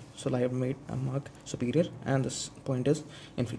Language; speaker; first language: English; non-native, local second language; Hindi